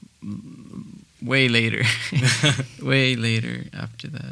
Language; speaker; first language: English; non-native, fluent; Spanish